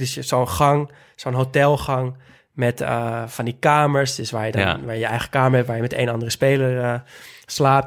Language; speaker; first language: Dutch; native; Dutch